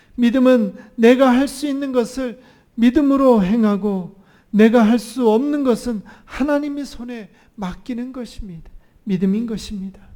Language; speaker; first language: Korean; native; Korean